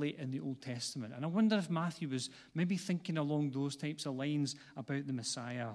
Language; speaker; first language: English; native; English